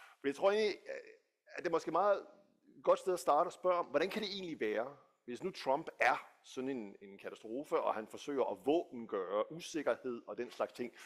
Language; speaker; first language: Danish; native; Danish